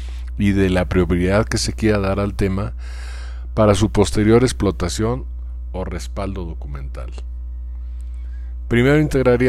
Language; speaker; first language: Spanish; native; Spanish